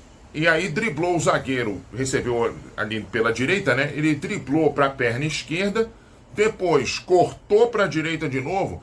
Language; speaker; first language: Portuguese; native; Portuguese